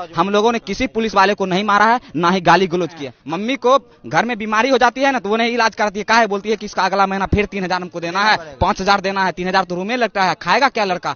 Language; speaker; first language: Hindi; native; Hindi